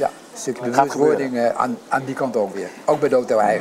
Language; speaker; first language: Dutch; native; Dutch